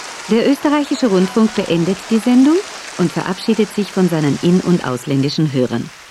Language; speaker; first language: German; native; German